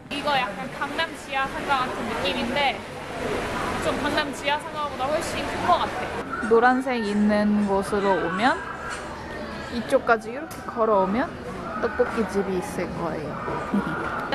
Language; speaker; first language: Korean; native; Korean